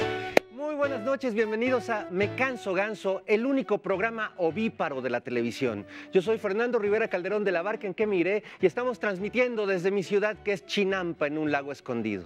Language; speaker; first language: Spanish; native; Spanish